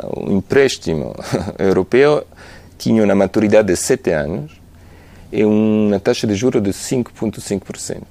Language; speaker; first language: Portuguese; non-native, fluent; Italian